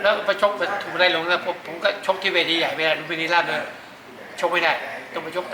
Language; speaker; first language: Thai; native; Thai